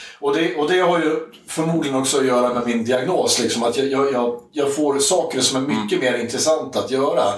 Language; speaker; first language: Swedish; native; Swedish